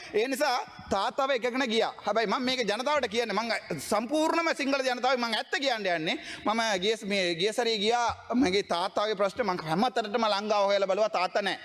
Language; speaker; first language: Sinhala; non-native, local second language; Tamil